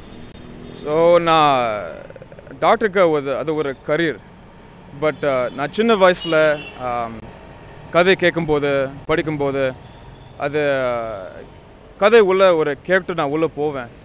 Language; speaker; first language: Tamil; non-native, learner; English